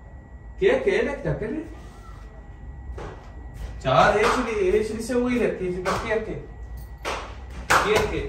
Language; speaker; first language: Arabic; native; Arabic